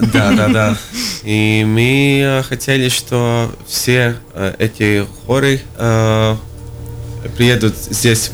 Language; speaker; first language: Russian; non-native, local second language; Latvian